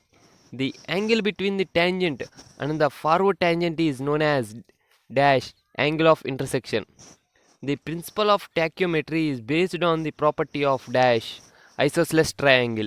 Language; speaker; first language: English; non-native, local second language; Telugu